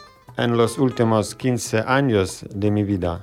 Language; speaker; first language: Spanish; non-native, learner; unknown